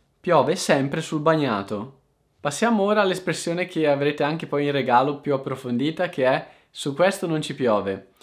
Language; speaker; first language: Italian; native; Italian